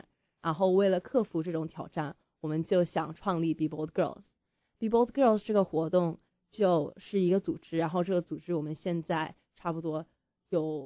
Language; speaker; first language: Chinese; early bilingual, heritage; Chinese